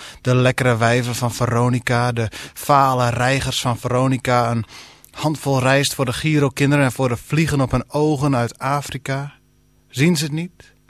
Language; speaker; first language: Dutch; non-native, local second language; Western Frisian